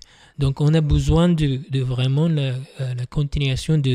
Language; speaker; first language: French; non-native, fluent; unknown